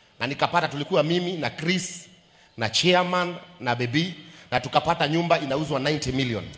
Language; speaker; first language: Swahili; native; Swahili